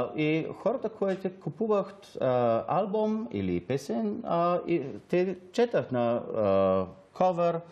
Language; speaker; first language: Bulgarian; non-native, learner; German